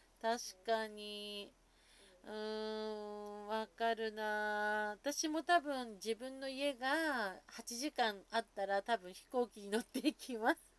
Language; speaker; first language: Japanese; native; Japanese